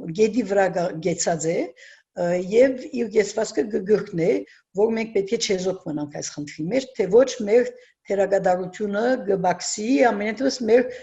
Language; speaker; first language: Armenian; early bilingual, heritage; Armenian